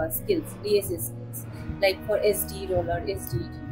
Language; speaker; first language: English; non-native, local second language; Bangla